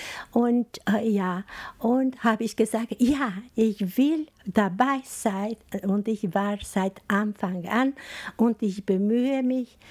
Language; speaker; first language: German; non-native, fluent; Albanian